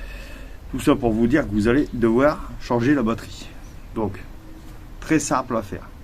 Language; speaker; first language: French; native; French